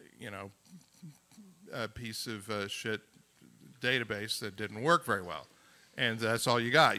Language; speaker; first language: English; native; English